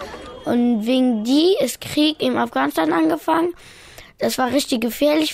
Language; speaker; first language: German; early bilingual, other home language; Pashto